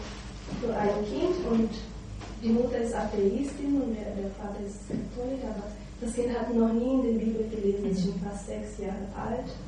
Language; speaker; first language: German; non-native, fluent; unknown